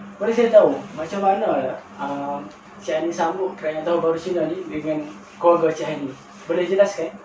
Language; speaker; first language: Malay; native; Malay